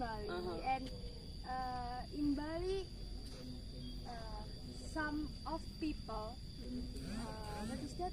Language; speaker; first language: English; non-native, learner; Indonesian